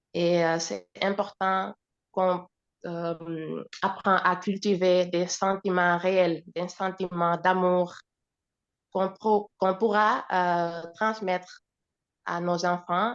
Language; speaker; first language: French; non-native, fluent; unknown